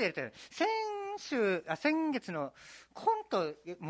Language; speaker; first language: Japanese; native; Japanese